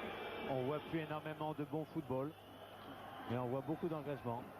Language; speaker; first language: French; native; French